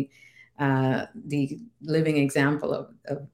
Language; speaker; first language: English; non-native, fluent; Spanish